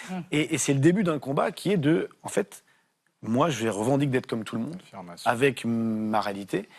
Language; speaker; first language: French; native; French